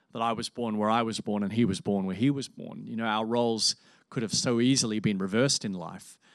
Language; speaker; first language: English; native; English